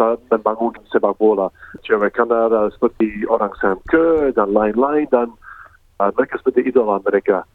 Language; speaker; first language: Indonesian; early bilingual, heritage; English